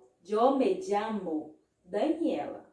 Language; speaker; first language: Spanish; non-native, fluent; Portuguese